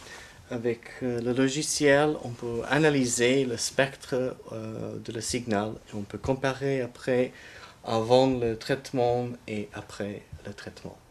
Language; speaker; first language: French; non-native, learner; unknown